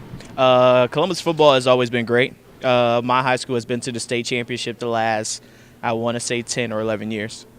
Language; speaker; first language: English; native; English